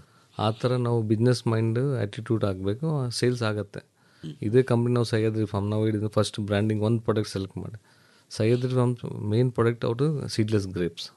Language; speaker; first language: Kannada; non-native, learner; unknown